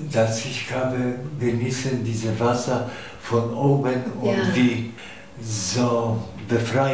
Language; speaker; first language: German; non-native, learner; Polish